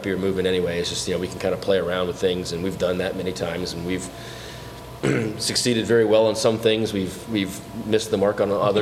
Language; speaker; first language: English; native; English